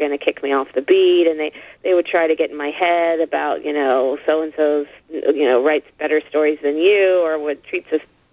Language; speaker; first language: English; native; English